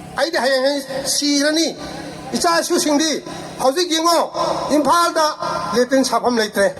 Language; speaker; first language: Manipuri; non-native, local second language; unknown